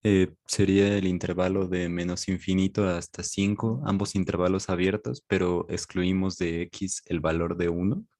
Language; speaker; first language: Spanish; native; Spanish